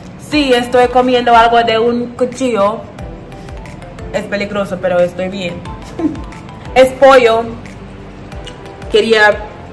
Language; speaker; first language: Spanish; non-native, learner; English